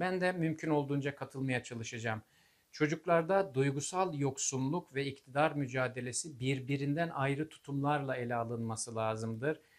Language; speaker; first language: Turkish; native; Turkish